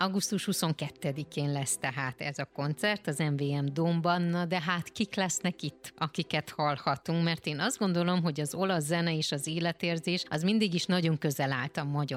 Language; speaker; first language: Hungarian; native; Hungarian